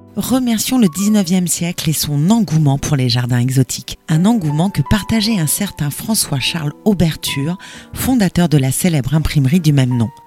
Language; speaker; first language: French; native; French